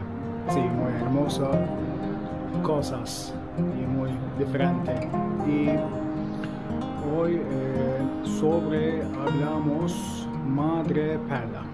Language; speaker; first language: Spanish; non-native, learner; Turkish